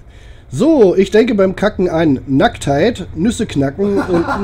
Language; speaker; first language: German; native; German